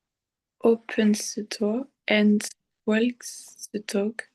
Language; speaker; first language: English; non-native, learner; French